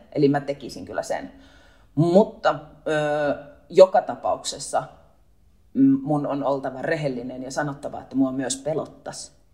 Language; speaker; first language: Finnish; native; Finnish